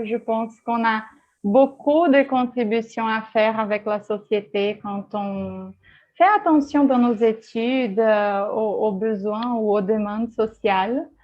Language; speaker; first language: French; non-native, fluent; Portuguese